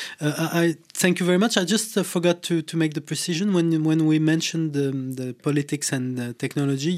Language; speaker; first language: English; non-native, fluent; French